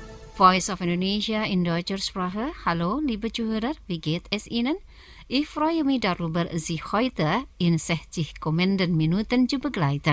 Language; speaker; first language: German; non-native, fluent; Indonesian